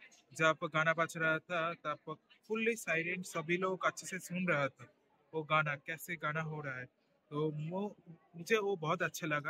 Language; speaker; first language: Hindi; non-native, local second language; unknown